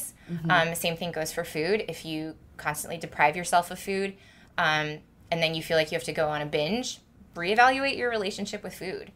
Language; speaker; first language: English; native; English